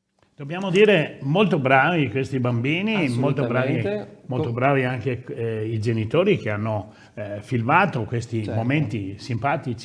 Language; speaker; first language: Italian; native; Italian